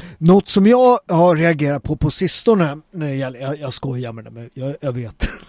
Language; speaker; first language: Swedish; native; Swedish